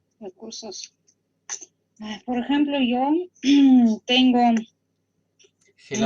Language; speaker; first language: Spanish; non-native, learner; Russian